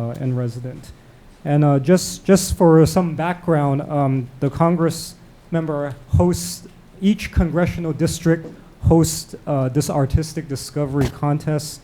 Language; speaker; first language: English; non-native, local second language; Cantonese